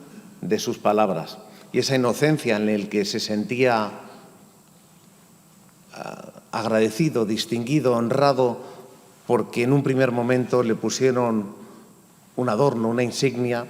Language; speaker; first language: Spanish; native; Spanish